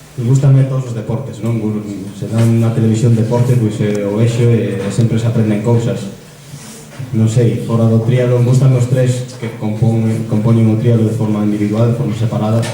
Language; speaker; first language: Galician; native; Galician